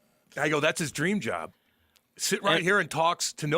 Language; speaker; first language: English; native; English